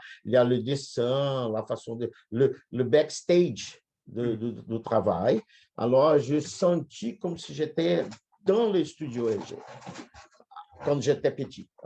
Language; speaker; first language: French; non-native, fluent; Portuguese